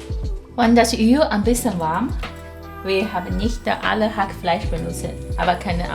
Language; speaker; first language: German; non-native, learner; Chinese